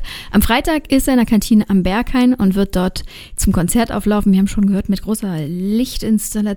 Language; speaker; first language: German; native; German